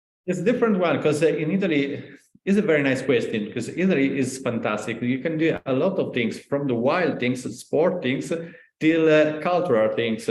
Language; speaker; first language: English; non-native, learner; Italian